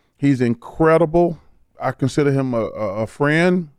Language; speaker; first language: English; native; English